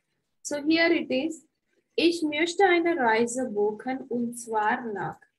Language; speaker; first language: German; non-native, fluent; Hindi